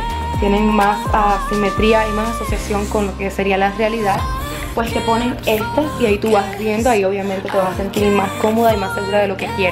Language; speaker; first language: Spanish; native; Spanish